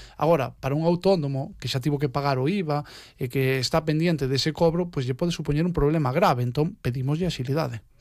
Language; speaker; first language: Galician; native; Galician